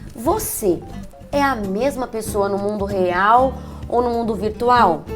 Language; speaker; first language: Portuguese; native; Portuguese